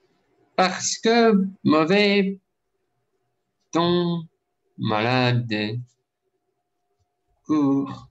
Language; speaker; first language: French; non-native, learner; Russian